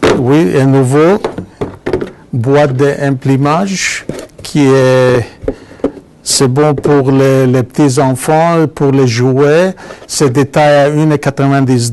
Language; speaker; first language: French; non-native, fluent; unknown